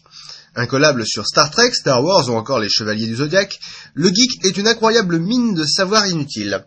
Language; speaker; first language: French; native; French